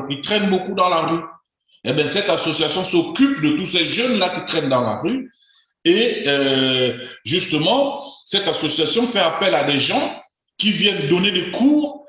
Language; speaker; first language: French; native; French